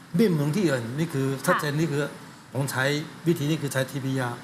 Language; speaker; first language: Thai; non-native, learner; Chinese